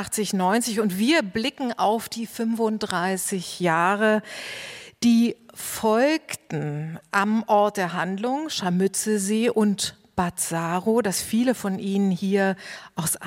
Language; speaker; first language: German; native; German